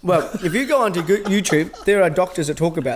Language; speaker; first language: English; native; English